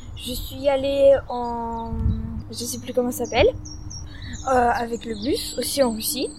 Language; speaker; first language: French; early bilingual, other home language; Russian